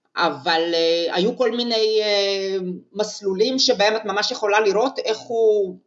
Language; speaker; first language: Hebrew; non-native, fluent; Russian